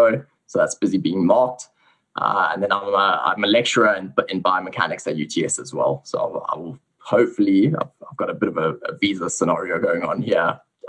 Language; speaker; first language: English; native; English